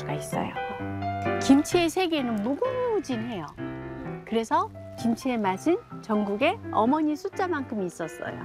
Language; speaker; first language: Korean; native; Korean